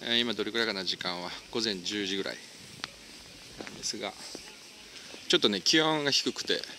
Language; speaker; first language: Japanese; native; Japanese